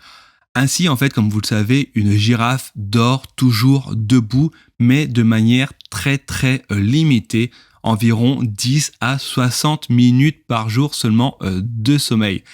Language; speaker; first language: French; native; French